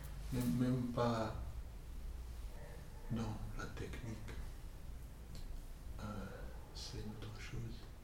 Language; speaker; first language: French; non-native, fluent; English